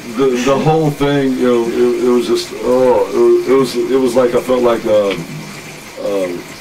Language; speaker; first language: English; native; English